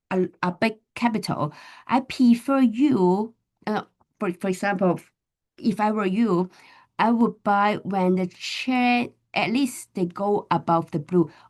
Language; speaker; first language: English; non-native, fluent; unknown